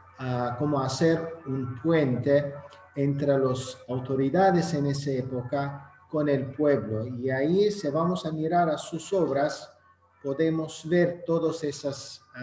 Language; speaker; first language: Spanish; non-native, learner; Azerbaijani